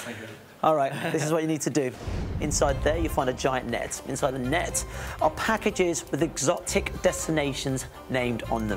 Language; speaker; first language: English; native; English